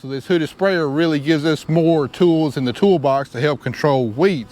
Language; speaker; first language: English; native; English